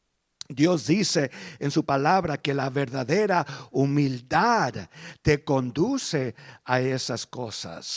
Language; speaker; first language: Spanish; early bilingual, heritage; Spanish